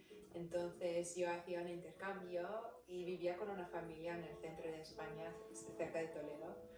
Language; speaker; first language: Spanish; non-native, fluent; English